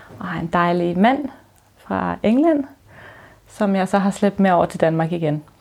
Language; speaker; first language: Danish; early bilingual, other home language; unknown